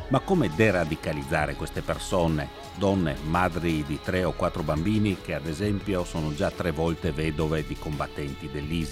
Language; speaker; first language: Italian; native; Italian